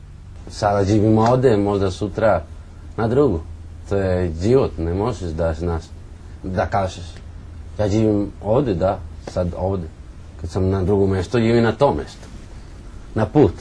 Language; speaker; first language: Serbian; non-native, learner; Spanish